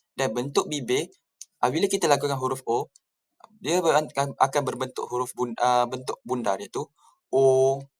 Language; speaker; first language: Malay; native; Malay